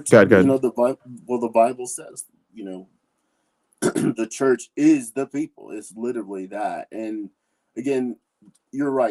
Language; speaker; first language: English; native; English